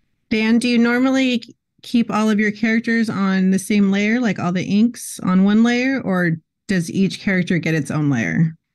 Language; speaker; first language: English; native; English